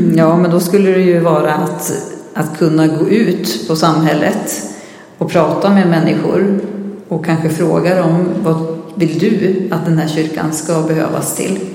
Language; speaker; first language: Swedish; native; Swedish